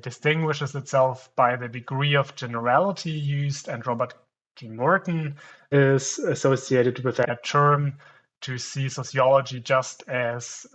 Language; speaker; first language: English; non-native, fluent; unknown